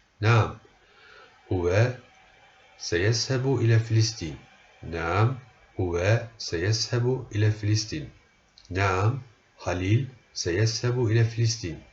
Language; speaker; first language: Arabic; non-native, fluent; Turkish